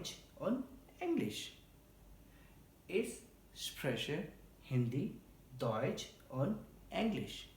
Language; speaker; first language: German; non-native, learner; Hindi